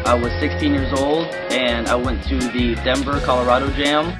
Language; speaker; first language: English; native; English